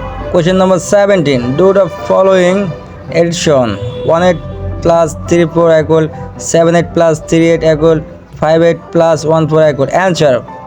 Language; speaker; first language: English; non-native, local second language; Bangla